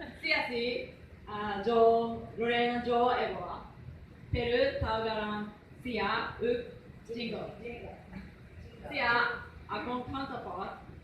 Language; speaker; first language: Cebuano; non-native, learner; Japanese